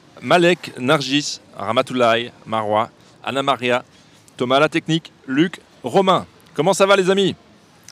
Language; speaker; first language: French; native; French